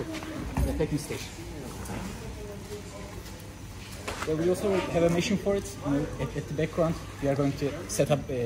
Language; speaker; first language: English; non-native, fluent; Turkish